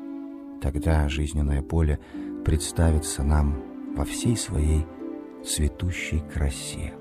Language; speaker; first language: Russian; native; Russian